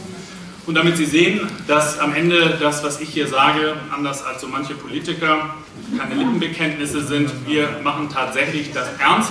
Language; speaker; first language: German; native; German